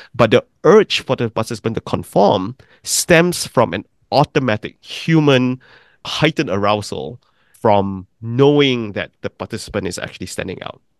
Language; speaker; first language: English; non-native, local second language; Chinese